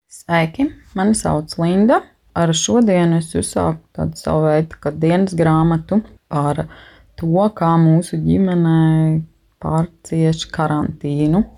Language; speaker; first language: Latvian; native; Latvian